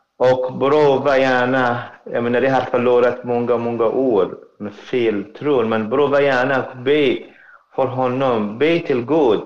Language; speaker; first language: Swedish; non-native, fluent; Arabic